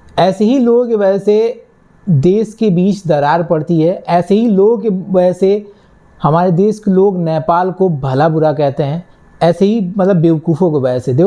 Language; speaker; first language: Hindi; native; Hindi